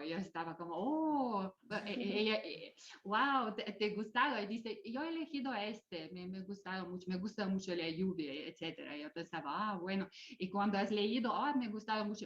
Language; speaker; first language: Spanish; non-native, fluent; Lithuanian